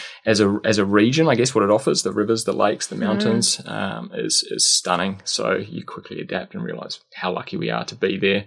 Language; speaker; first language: English; native; English